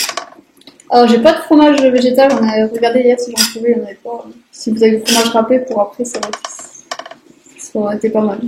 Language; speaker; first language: French; native; French